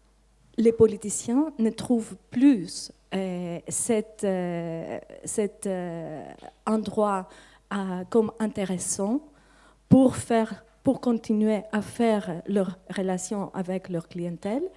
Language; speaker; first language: French; non-native, fluent; Greek